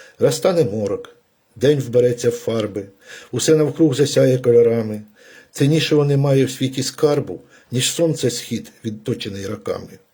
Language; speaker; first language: Ukrainian; native; Ukrainian